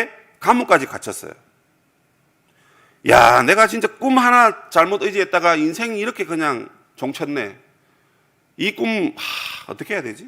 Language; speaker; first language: Korean; native; Korean